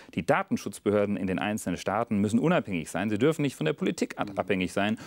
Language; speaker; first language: German; native; German